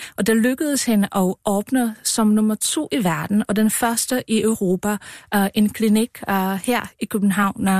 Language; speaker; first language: Danish; non-native, fluent; Czech